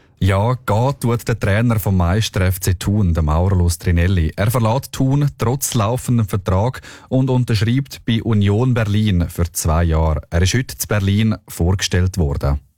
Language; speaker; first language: German; native; German